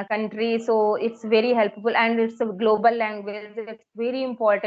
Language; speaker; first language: English; non-native, local second language; Hindi